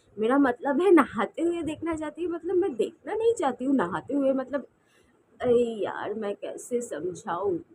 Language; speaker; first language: Hindi; non-native, local second language; Bangla